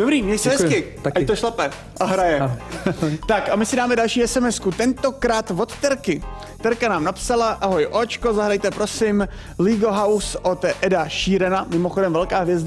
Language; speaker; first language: Czech; native; Czech